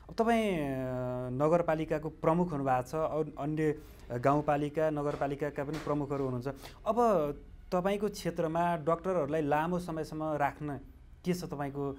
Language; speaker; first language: Nepali; native; Nepali